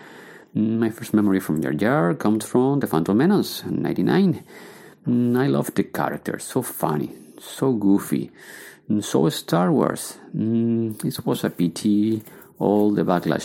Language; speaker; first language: English; non-native, fluent; Spanish